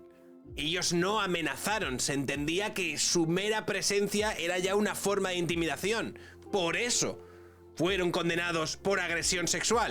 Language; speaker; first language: Spanish; native; Spanish